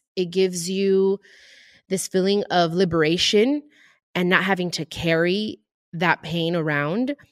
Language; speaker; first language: English; early bilingual, other home language; Spanish